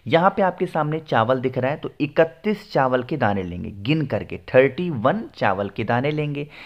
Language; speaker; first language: Hindi; native; Hindi